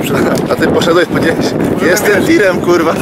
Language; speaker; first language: Polish; native; Polish